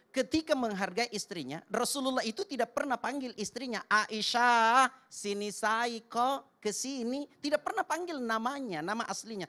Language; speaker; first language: Indonesian; native; Indonesian